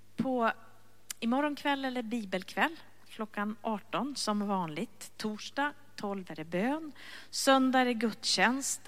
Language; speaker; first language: Swedish; native; Swedish